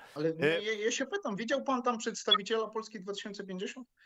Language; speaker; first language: Polish; native; Polish